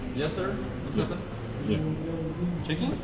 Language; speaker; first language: English; non-native, fluent; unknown